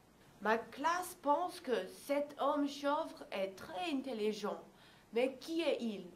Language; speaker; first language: French; non-native, learner; English